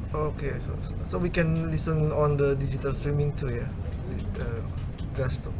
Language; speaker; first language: English; non-native, learner; Indonesian